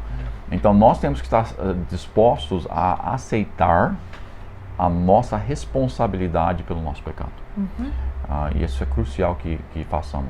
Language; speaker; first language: Portuguese; non-native, fluent; English